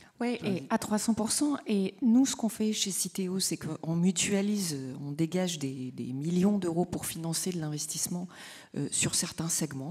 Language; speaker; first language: French; native; French